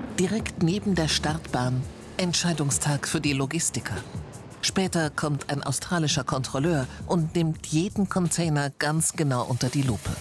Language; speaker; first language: German; native; German